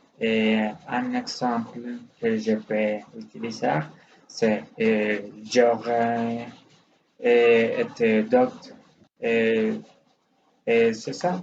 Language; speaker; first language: French; non-native, learner; Spanish